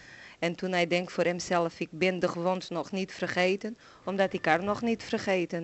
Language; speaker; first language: Dutch; non-native, fluent; Portuguese